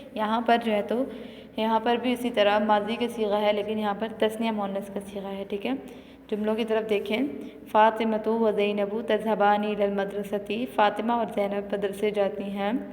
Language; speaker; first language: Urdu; non-native, local second language; Pashto